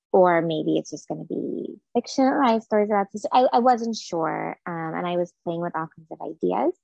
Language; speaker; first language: English; non-native, fluent; Hebrew